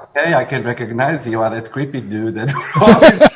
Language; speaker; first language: English; non-native, fluent; Portuguese